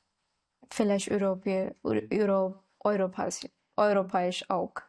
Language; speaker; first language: German; non-native, learner; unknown